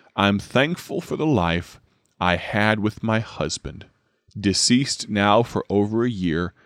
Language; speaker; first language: English; native; English